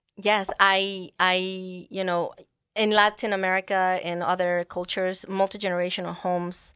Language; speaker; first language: English; non-native, fluent; Spanish